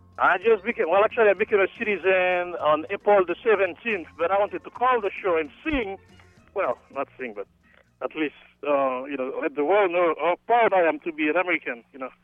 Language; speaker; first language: English; non-native, fluent; Haitian Creole